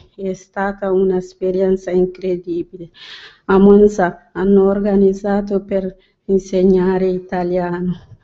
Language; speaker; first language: Italian; non-native, learner; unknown